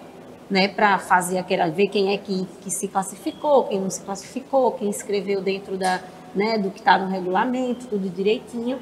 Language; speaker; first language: Portuguese; native; Portuguese